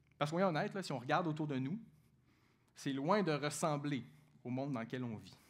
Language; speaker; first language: French; native; French